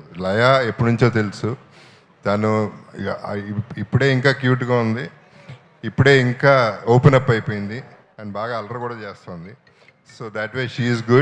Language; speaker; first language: Telugu; native; Telugu